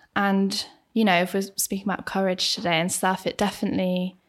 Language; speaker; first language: English; native; English